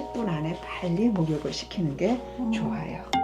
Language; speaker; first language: Korean; native; Korean